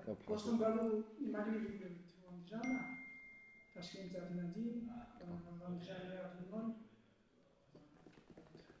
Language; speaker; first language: Russian; non-native, local second language; Uzbek